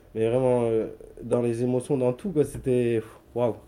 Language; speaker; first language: French; native; French